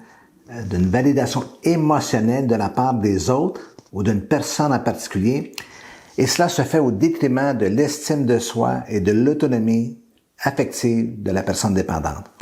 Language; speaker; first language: French; native; French